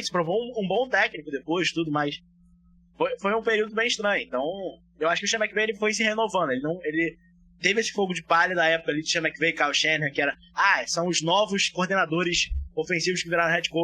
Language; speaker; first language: Portuguese; native; Portuguese